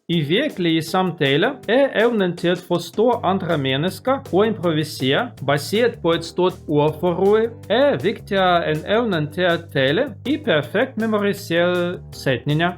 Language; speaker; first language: Danish; non-native, learner; Russian